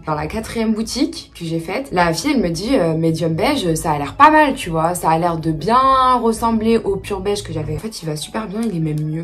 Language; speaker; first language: French; native; French